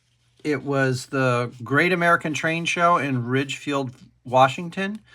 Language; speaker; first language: English; native; English